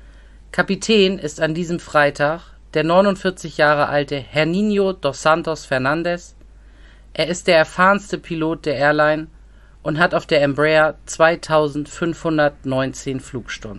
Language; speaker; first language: German; native; German